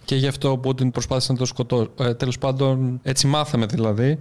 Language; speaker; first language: Greek; native; Greek